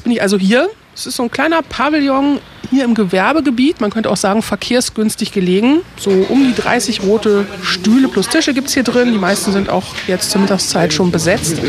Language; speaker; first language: German; native; German